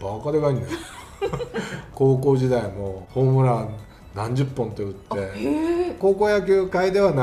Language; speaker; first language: Japanese; native; Japanese